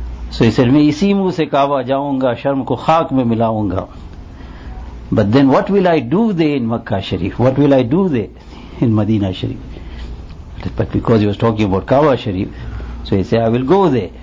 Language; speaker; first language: English; native; English